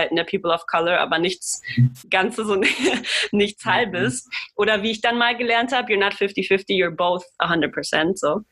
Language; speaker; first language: German; native; German